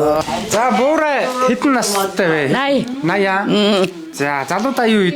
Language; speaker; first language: Mongolian; native; Mongolian